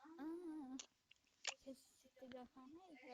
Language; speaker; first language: French; native; French